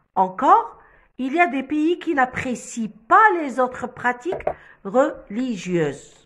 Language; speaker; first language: French; non-native, local second language; Arabic